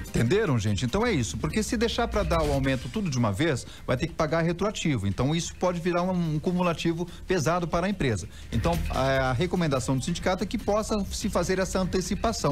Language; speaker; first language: Portuguese; native; Portuguese